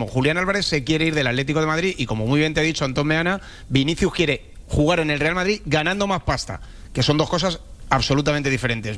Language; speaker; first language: Spanish; native; Spanish